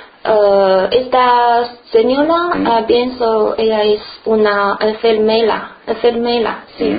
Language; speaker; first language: Spanish; non-native, learner; Chinese